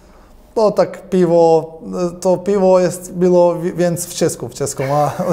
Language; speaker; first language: Polish; non-native, learner; Croatian